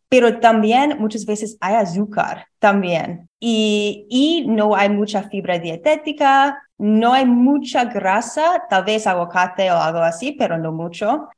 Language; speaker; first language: Spanish; non-native, learner; English